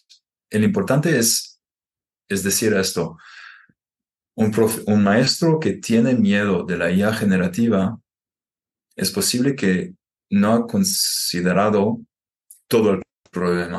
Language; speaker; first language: Spanish; non-native, fluent; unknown